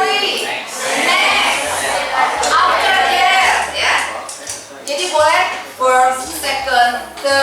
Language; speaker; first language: English; non-native, fluent; Indonesian